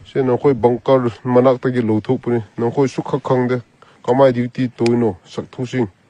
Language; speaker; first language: Manipuri; non-native, local second language; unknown